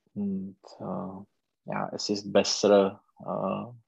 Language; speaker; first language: German; non-native, fluent; Czech